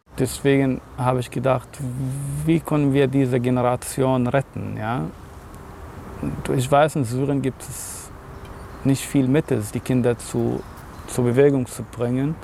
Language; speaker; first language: German; non-native, learner; Arabic